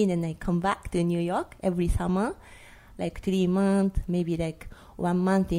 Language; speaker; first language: English; non-native, learner; Japanese